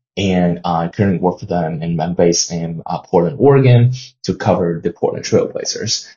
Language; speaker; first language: English; non-native, fluent; Chinese